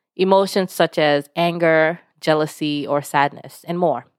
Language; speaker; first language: English; early bilingual, other home language; Yoruba